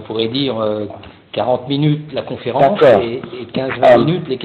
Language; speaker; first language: French; native; French